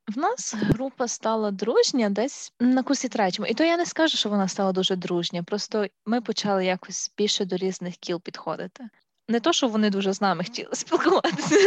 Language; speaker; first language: Ukrainian; native; Ukrainian